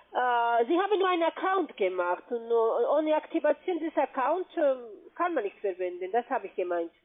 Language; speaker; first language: German; non-native, fluent; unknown